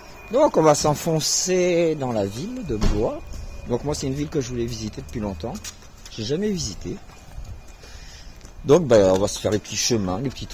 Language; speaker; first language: French; native; French